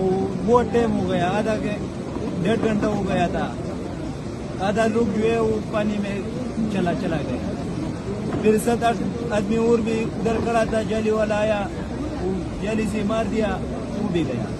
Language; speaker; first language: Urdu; non-native, local second language; Pashto